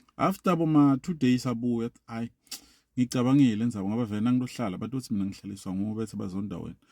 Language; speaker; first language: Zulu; non-native, local second language; Swati